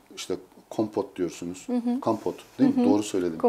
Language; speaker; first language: Turkish; native; Turkish